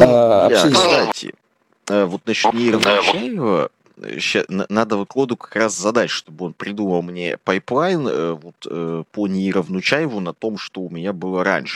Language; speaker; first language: Russian; native; Russian